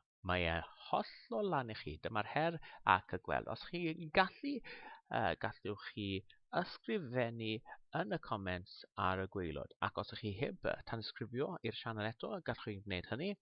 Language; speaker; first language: Welsh; non-native, local second language; English